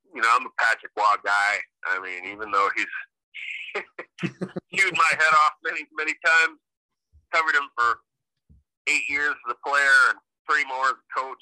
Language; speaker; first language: English; native; English